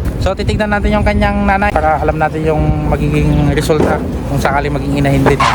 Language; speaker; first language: Filipino; native; Filipino